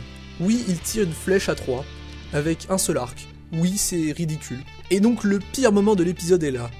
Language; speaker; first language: French; native; French